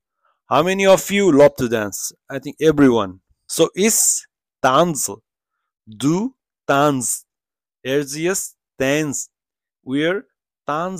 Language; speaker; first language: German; non-native, fluent; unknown